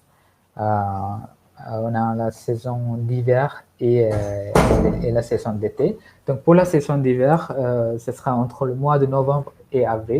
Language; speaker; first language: French; non-native, fluent; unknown